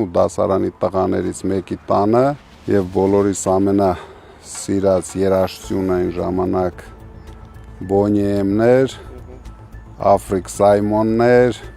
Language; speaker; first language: Armenian; native; Armenian